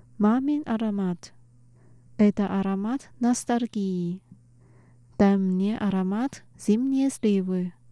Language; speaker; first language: Russian; non-native, fluent; Chinese